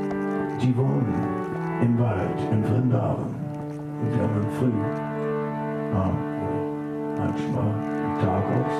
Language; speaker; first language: German; non-native, fluent; Dutch